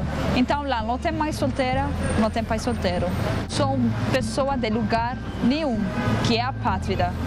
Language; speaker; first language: Portuguese; non-native, fluent; Arabic